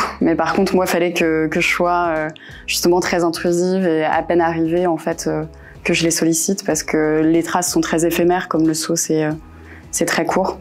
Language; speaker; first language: French; native; French